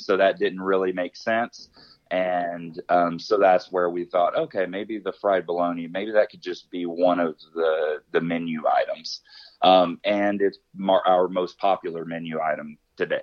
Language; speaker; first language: English; native; English